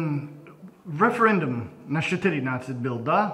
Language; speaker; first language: Russian; non-native, learner; English